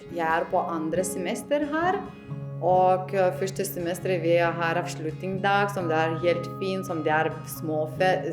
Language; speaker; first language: Norwegian; non-native, learner; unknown